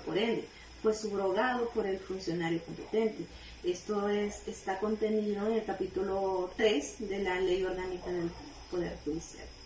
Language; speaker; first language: Spanish; native; Spanish